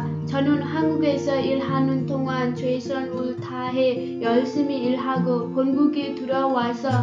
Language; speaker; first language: Korean; non-native, learner; Nepali